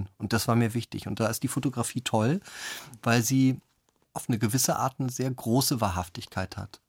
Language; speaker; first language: German; native; German